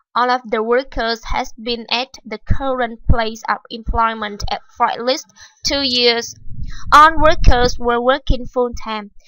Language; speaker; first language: English; non-native, fluent; Vietnamese